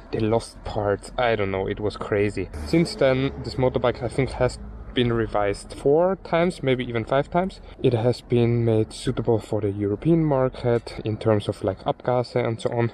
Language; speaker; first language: English; non-native, fluent; German